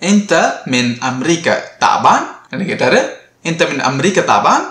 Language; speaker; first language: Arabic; non-native, fluent; Tamil